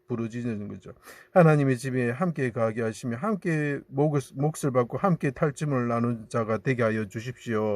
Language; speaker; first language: Korean; native; Korean